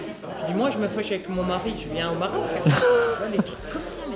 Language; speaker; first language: French; native; French